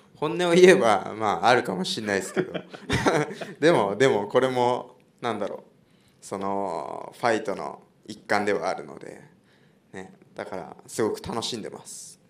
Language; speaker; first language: Japanese; native; Japanese